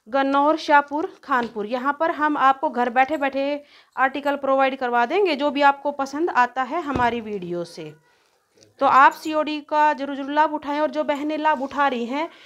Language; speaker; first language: Hindi; native; Hindi